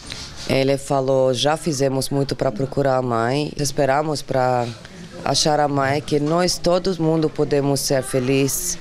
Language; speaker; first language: Portuguese; non-native, learner; Dutch